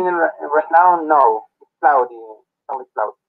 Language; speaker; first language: English; non-native, learner; Spanish